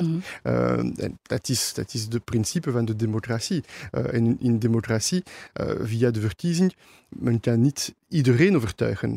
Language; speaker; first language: Dutch; non-native, local second language; French